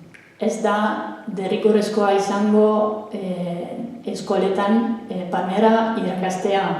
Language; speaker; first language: Basque; non-native, fluent; Italian